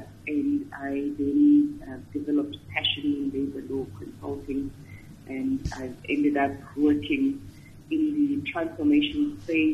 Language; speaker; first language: English; non-native, local second language; Xhosa